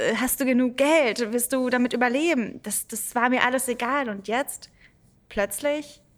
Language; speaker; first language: German; early bilingual, other home language; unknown